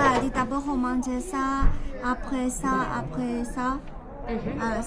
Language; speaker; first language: French; non-native, learner; Chinese